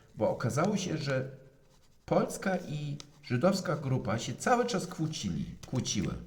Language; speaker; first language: Polish; non-native, fluent; German